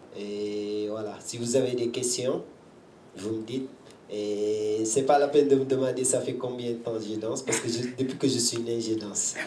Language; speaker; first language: French; non-native, local second language; Wolof